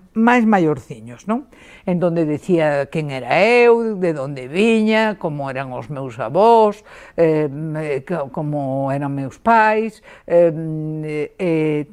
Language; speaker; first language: Galician; native; Galician